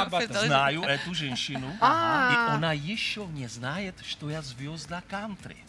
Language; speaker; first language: Russian; non-native, learner; Czech